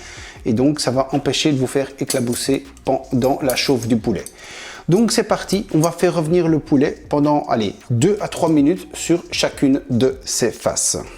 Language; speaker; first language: French; native; French